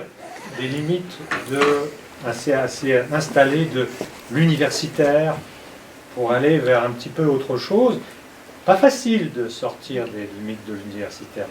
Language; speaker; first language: French; native; French